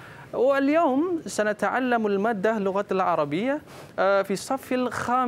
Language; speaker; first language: Arabic; non-native, learner; Malay